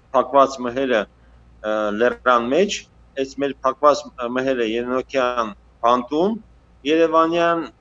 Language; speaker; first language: Armenian; native; Armenian